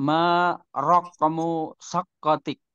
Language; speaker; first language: Arabic; non-native, learner; Indonesian